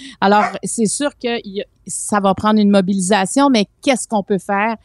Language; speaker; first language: French; native; French